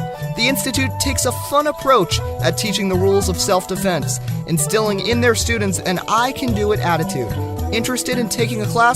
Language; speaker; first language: English; native; English